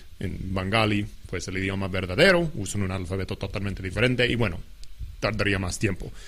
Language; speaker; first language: Spanish; non-native, fluent; English